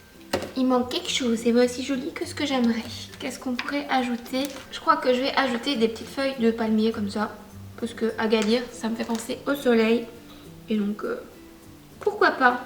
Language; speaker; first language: French; native; French